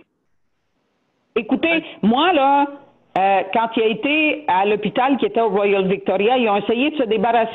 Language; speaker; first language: French; native; French